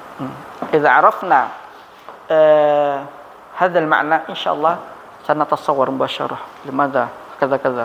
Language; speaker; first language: Arabic; non-native, fluent; Indonesian